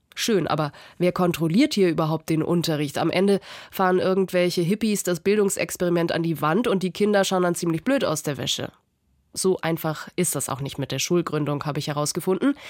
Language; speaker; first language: German; native; German